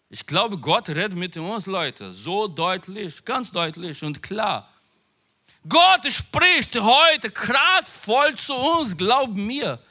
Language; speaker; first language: German; non-native, learner; Portuguese